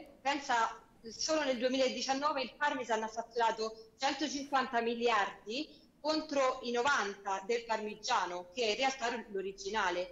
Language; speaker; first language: Italian; native; Italian